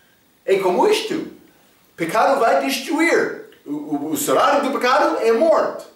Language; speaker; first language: Portuguese; non-native, fluent; English